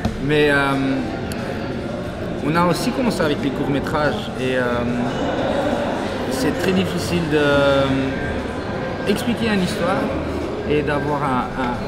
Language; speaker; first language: French; non-native, local second language; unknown